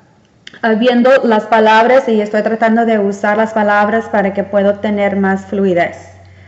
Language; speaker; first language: Spanish; early bilingual, heritage; Spanish